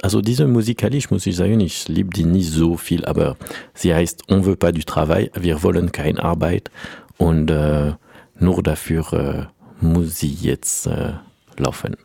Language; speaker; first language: German; non-native, learner; French